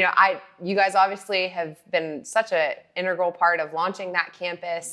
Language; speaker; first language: English; native; English